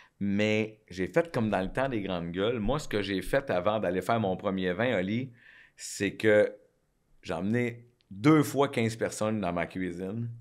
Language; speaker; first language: French; native; French